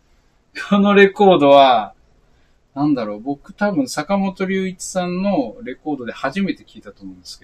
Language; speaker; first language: Japanese; native; Japanese